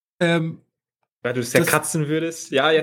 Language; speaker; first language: German; native; German